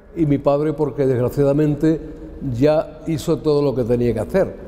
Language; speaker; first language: Spanish; native; Spanish